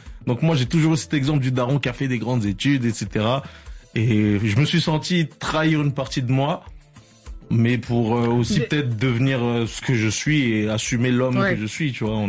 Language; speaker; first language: French; early bilingual, other home language; Ngazidja Comorian